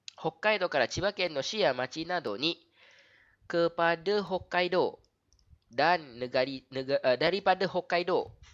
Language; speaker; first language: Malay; native; Malay